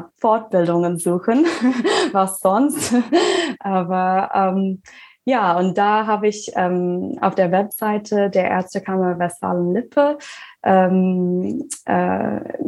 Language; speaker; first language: German; non-native, fluent; English